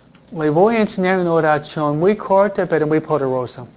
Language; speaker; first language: Spanish; native; Spanish